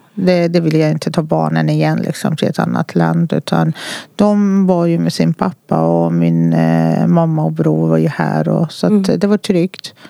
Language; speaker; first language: Swedish; non-native, fluent; Persian